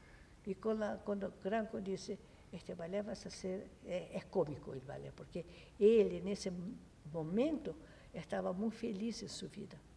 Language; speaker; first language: Spanish; non-native, fluent; Portuguese